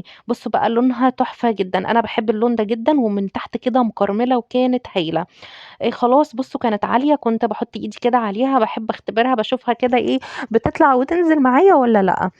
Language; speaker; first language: Arabic; native; Arabic